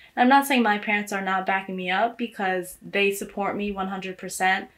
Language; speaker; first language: English; native; English